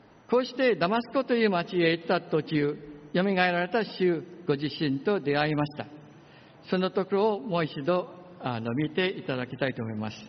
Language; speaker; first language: Japanese; non-native, fluent; English